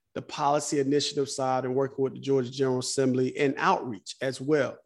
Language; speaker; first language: English; native; English